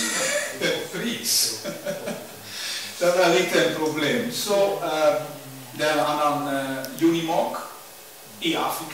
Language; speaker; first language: Swedish; non-native, learner; Dutch